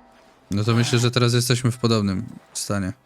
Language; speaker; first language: Polish; native; Polish